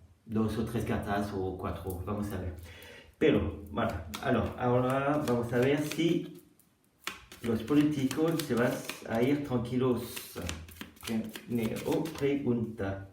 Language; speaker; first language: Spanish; non-native, learner; French